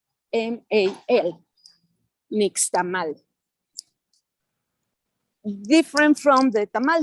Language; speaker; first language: English; non-native, fluent; Spanish